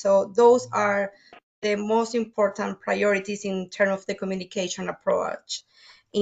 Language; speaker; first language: English; non-native, fluent; Spanish